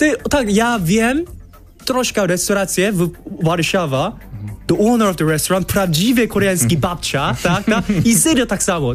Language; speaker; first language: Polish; non-native, learner; Korean